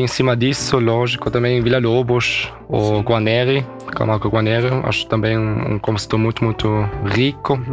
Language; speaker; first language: Portuguese; early bilingual, heritage; German